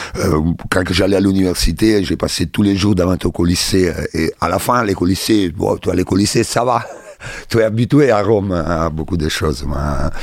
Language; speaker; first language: French; non-native, learner; Italian